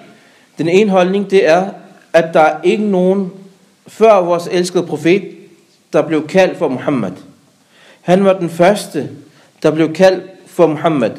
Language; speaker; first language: Danish; early bilingual, other home language; Arabic